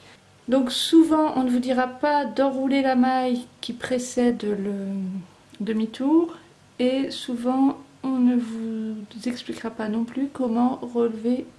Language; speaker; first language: French; native; French